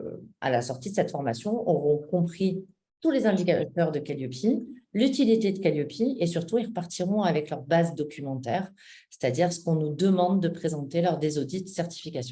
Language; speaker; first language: French; native; French